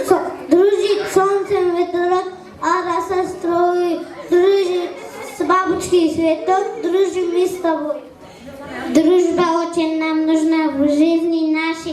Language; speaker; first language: Russian; non-native, learner; Uzbek